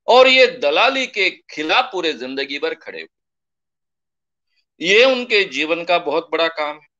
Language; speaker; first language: Hindi; non-native, local second language; Marathi